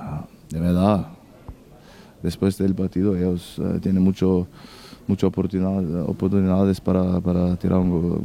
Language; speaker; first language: Spanish; non-native, learner; German